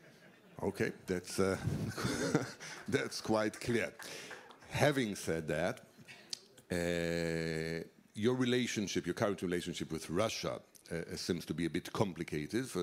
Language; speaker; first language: English; non-native, fluent; Hebrew